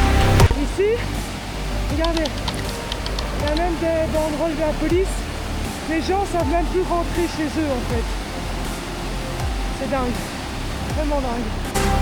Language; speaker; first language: French; native; French